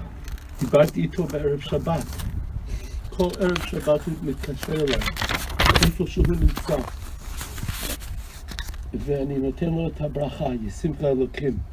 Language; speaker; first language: Hebrew; non-native, fluent; English